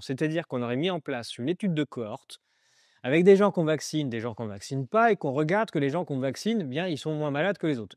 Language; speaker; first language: French; native; French